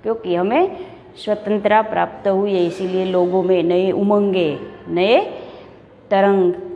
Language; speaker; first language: Hindi; non-native, local second language; Gujarati